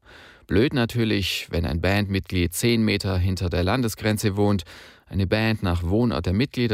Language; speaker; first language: German; native; German